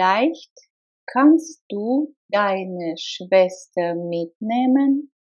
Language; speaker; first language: German; non-native, fluent; Russian